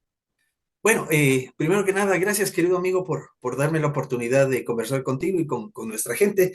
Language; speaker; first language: Spanish; native; Spanish